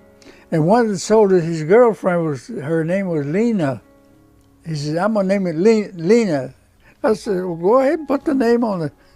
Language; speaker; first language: English; non-native, local second language; Spanish